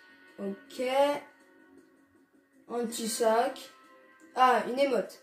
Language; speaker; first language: French; native; French